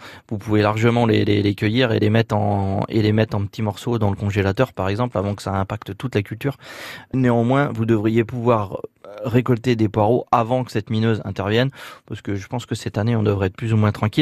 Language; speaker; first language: French; native; French